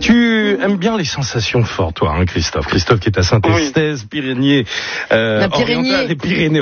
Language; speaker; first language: French; native; French